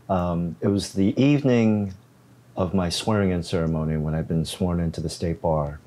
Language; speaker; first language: English; non-native, fluent; Korean